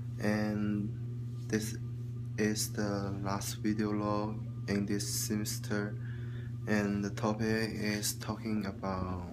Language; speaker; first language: English; non-native, learner; Chinese